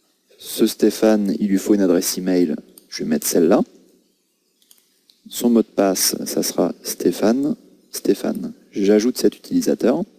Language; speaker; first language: French; native; French